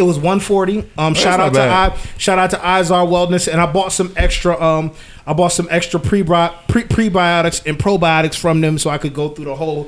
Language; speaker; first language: English; native; English